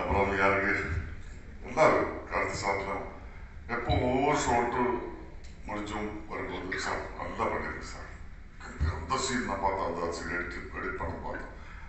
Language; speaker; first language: Tamil; non-native, learner; Malayalam